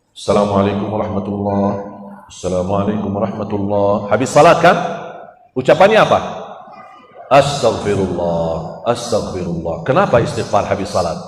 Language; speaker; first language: Malay; non-native, fluent; Arabic